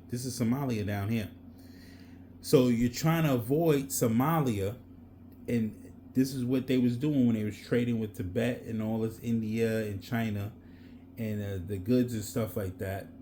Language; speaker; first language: English; native; English